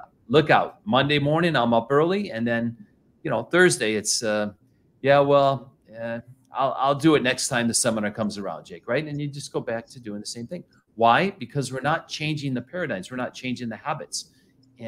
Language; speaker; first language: English; native; English